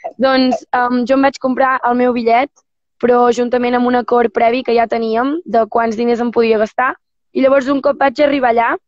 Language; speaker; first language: Catalan; native; Catalan